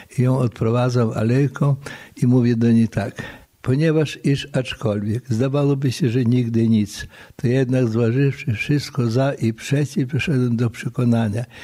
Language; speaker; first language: Polish; native; Polish